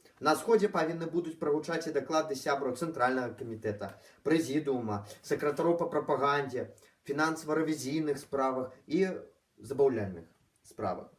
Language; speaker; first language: Belarusian; non-native, local second language; Russian